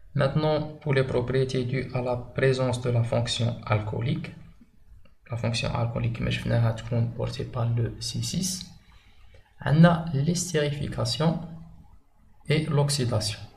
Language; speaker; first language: French; non-native, local second language; Arabic